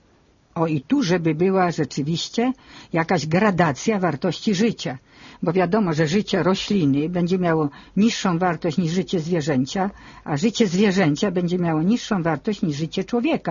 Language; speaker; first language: Polish; native; Polish